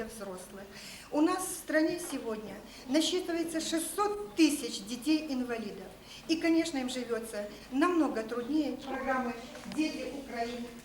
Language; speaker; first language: Russian; native; Russian